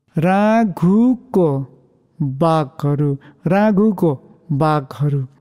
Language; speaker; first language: Nepali; non-native, local second language; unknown